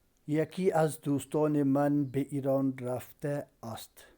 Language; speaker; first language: Persian; non-native, fluent; Urdu